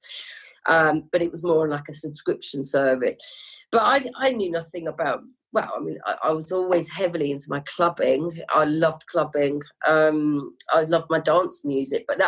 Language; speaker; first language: English; native; English